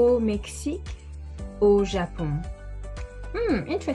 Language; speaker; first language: French; non-native, fluent; English